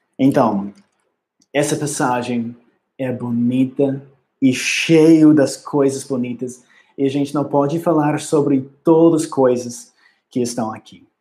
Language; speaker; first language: Portuguese; non-native, learner; English